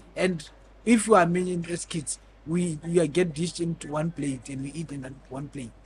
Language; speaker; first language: English; non-native, local second language; Tswana